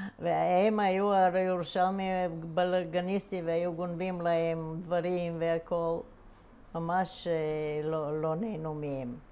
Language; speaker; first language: Hebrew; non-native, fluent; Bulgarian